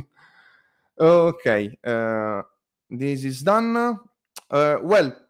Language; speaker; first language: English; non-native, learner; Italian